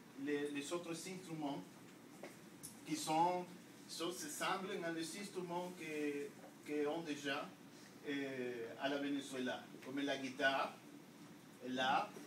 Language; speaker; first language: French; non-native, learner; Spanish